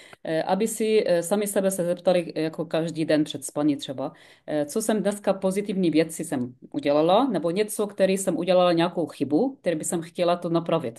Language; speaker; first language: Czech; non-native, fluent; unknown